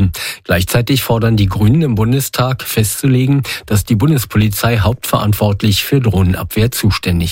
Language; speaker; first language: German; native; German